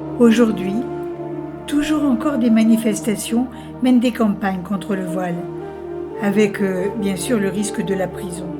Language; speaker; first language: French; native; French